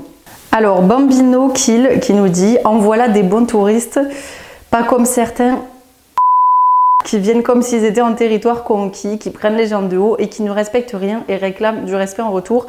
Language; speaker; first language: French; native; French